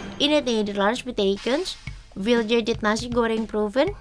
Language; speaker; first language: Dutch; non-native, learner; Indonesian